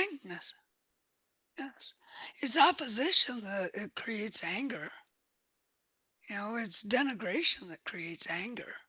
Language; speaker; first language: English; native; English